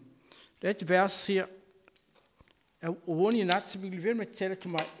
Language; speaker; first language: Danish; non-native, fluent; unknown